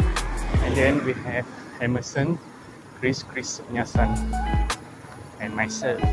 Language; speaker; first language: English; non-native, local second language; Malay